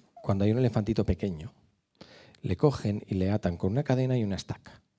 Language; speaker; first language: Spanish; native; Spanish